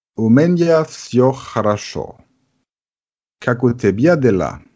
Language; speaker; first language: Russian; non-native, learner; German